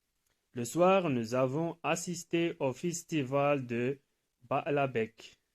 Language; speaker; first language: French; non-native, local second language; Arabic